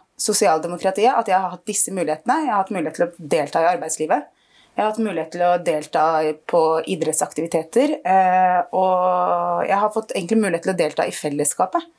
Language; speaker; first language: Norwegian; early bilingual, other home language; Arabic